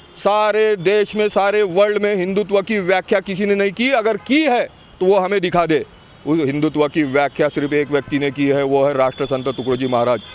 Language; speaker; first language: Hindi; non-native, local second language; Marathi